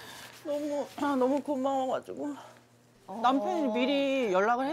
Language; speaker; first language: Korean; native; Korean